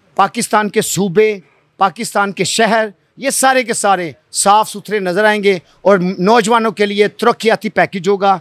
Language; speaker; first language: Urdu; non-native, local second language; Punjabi